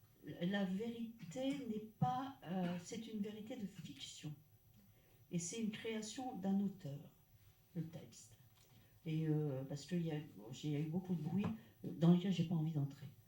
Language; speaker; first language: French; native; French